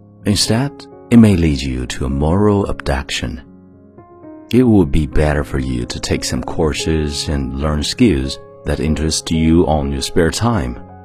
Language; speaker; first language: English; non-native, fluent; Chinese